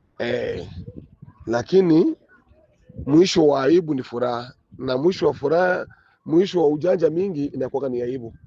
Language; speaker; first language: Swahili; native; Swahili